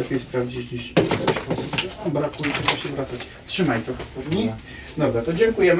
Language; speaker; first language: Polish; native; Polish